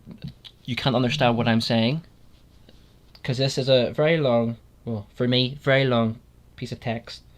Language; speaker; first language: English; native; English